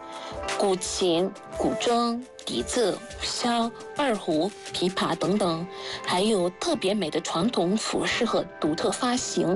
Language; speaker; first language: Chinese; non-native, fluent; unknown